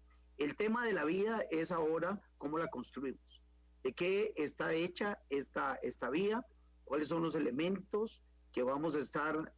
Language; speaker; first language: Spanish; native; Spanish